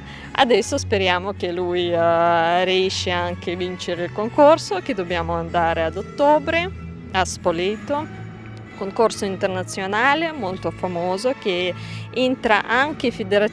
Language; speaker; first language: Italian; non-native, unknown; Russian